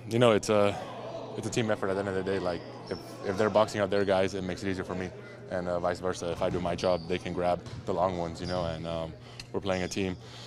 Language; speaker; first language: English; non-native, fluent; Lithuanian